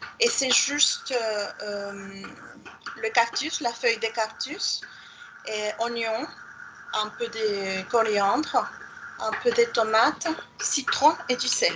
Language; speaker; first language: French; non-native, fluent; Spanish